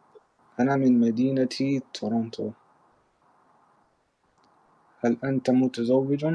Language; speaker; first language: Arabic; non-native, learner; English